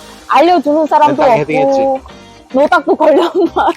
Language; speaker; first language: Korean; non-native, fluent; Vietnamese